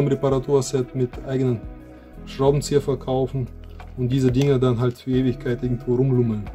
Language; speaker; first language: German; non-native, fluent; Russian